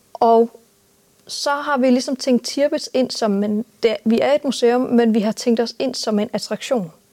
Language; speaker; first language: Danish; native; Danish